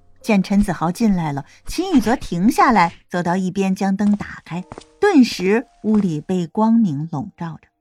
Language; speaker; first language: Chinese; native; Chinese